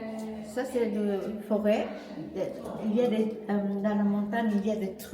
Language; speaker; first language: French; non-native, learner; Japanese